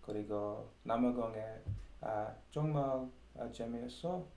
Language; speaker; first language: Korean; non-native, learner; English